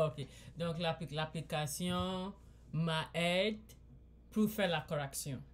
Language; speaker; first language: French; non-native, learner; English